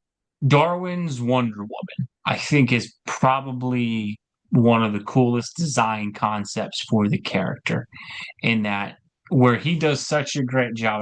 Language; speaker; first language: English; native; English